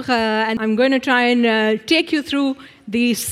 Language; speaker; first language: English; non-native, local second language; Urdu